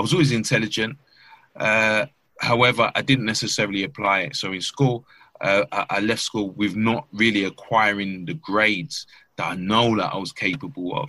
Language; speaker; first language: English; native; English